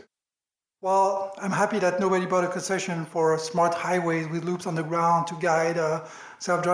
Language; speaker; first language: English; non-native, fluent; French